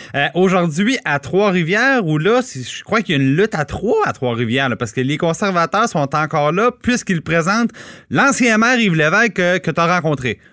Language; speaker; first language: French; native; French